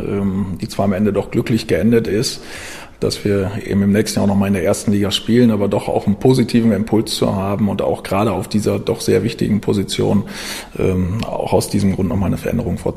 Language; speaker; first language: German; native; German